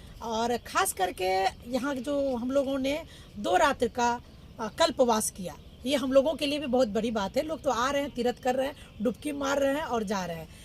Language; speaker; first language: Hindi; native; Hindi